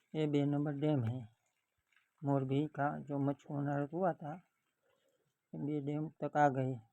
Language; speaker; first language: Hindi; non-native, local second language; Gujarati